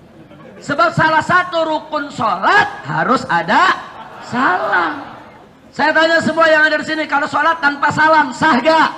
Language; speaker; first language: Indonesian; native; Indonesian